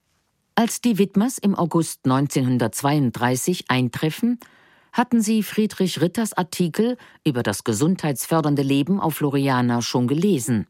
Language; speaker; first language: German; native; German